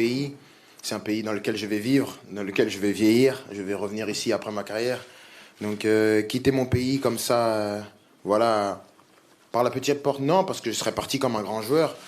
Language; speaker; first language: French; native; French